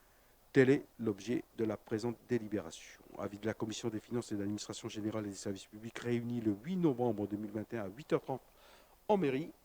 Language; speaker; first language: French; native; French